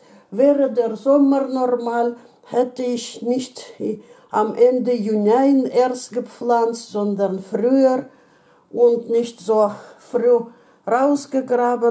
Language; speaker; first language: German; non-native, fluent; Russian